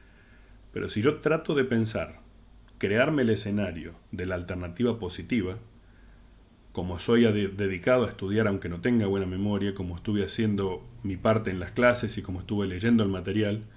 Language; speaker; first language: Spanish; native; Spanish